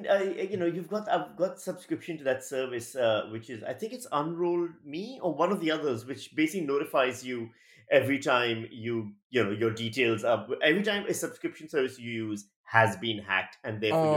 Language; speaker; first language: English; non-native, local second language; Urdu